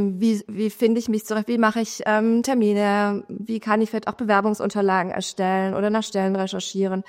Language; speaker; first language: German; native; German